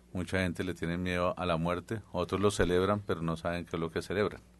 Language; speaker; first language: Spanish; native; Spanish